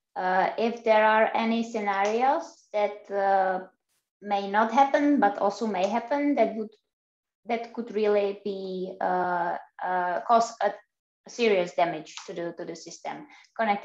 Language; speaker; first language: English; non-native, fluent; Czech